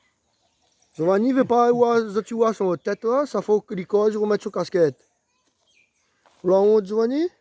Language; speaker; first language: French; non-native, local second language; Réunion Creole French